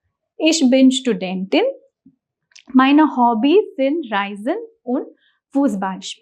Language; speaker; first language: German; non-native, fluent; English